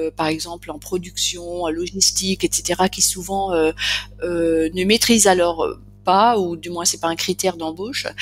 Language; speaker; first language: French; native; French